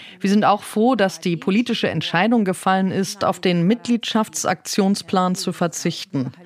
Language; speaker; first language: German; non-native, fluent; Ukrainian